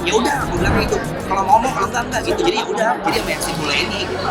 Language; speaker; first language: Indonesian; native; Indonesian